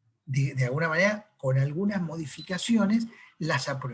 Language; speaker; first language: Spanish; native; Spanish